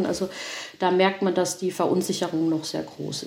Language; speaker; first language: German; native; German